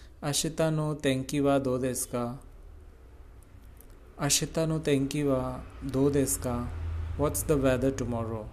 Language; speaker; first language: Japanese; non-native, learner; Hindi